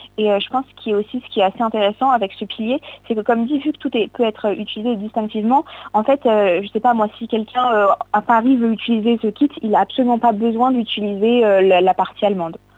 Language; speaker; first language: French; native; French